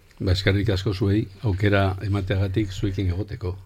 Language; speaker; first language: Basque; non-native, local second language; Spanish